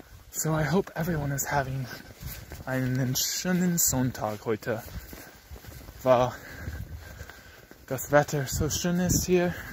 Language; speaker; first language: German; non-native, learner; English